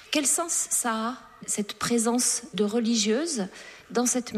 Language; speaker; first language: French; native; French